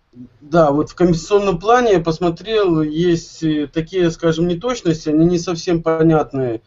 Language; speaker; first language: Russian; native; Russian